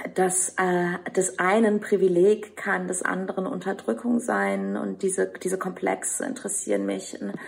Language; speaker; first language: German; non-native, fluent; Albanian